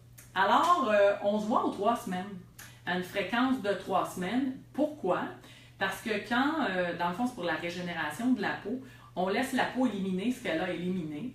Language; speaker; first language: French; native; French